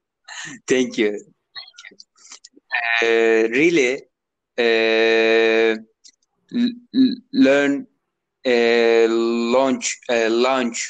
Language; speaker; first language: English; non-native, learner; Turkish